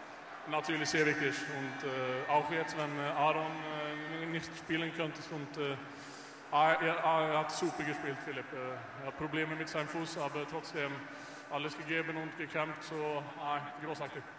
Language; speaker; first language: German; non-native, fluent; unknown